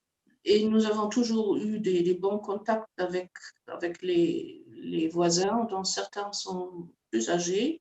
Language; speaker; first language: French; non-native, fluent; German